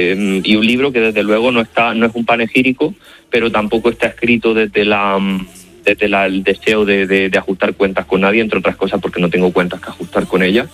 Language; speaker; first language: Spanish; native; Spanish